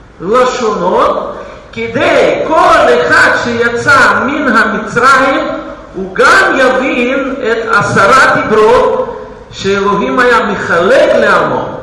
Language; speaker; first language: Hebrew; non-native, fluent; Russian